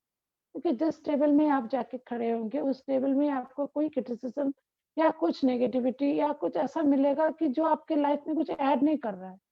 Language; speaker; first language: Hindi; non-native, local second language; Bangla